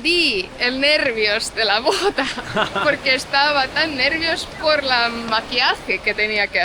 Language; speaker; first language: Spanish; non-native, fluent; Portuguese